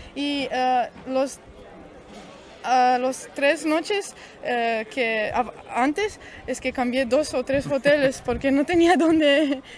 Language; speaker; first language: Spanish; non-native, learner; Romanian